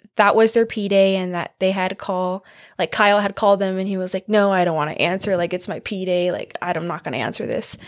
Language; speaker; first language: English; native; English